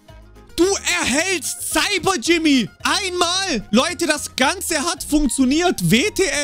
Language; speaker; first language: German; native; German